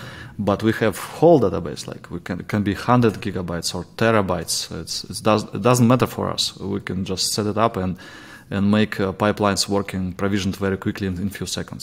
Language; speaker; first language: English; non-native, fluent; Russian